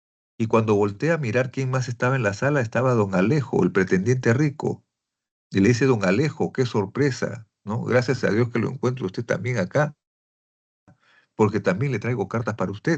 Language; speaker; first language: Spanish; native; Spanish